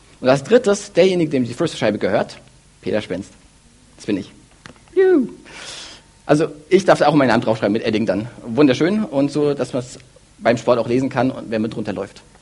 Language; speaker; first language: German; early bilingual, other home language; Russian